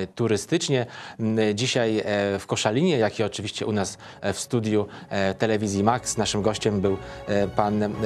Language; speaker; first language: Polish; native; Polish